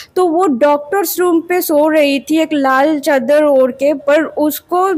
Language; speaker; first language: Hindi; non-native, local second language; Bangla